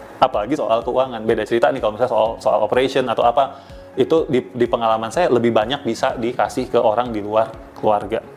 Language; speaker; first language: Indonesian; native; Indonesian